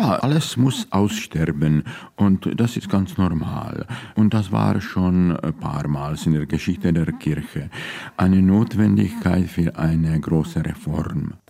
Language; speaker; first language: German; non-native, fluent; Czech